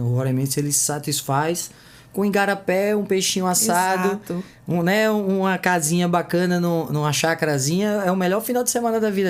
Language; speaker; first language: Portuguese; native; Portuguese